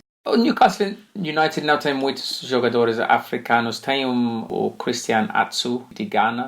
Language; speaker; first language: Portuguese; non-native, fluent; English